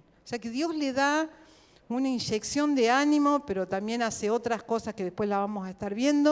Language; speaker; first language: Spanish; native; Spanish